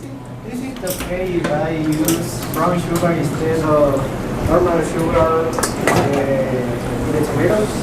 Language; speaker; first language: English; non-native, learner; Spanish